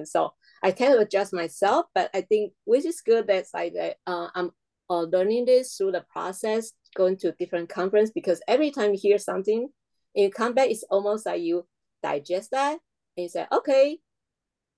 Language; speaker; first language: English; non-native, fluent; Chinese